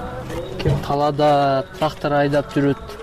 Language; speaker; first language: Kyrgyz; non-native, local second language; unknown